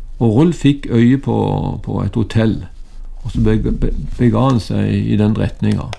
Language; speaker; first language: Norwegian; native; Norwegian